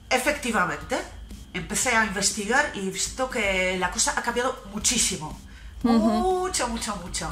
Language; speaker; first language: Spanish; non-native, fluent; Polish